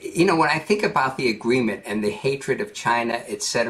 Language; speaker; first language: English; native; English